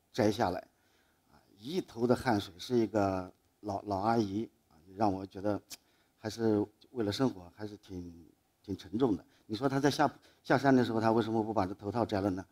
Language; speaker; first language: Chinese; native; Chinese